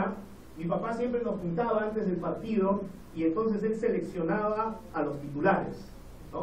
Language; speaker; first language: Spanish; native; Spanish